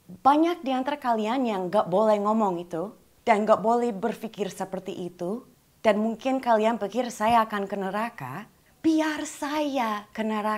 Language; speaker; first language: Indonesian; non-native, fluent; English